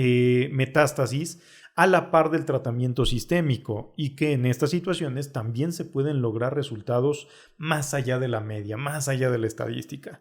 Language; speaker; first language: Spanish; native; Spanish